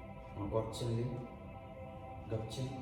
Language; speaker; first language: Vietnamese; non-native, learner; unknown